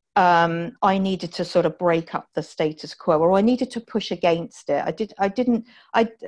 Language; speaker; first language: English; native; English